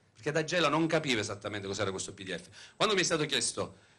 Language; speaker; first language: Italian; native; Italian